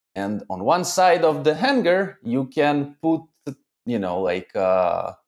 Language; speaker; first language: English; early bilingual, other home language; Russian